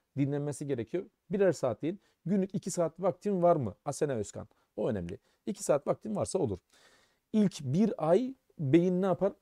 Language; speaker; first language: Turkish; early bilingual, heritage; German